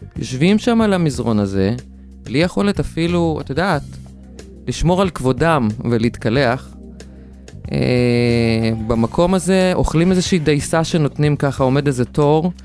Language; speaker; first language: Hebrew; non-native, fluent; Lithuanian